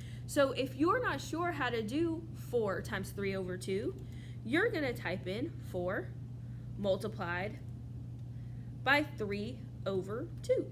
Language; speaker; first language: English; native; English